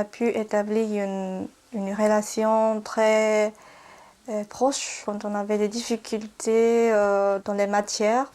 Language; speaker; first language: French; non-native, fluent; Japanese